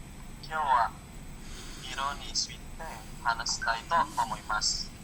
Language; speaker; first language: Japanese; non-native, learner; Indonesian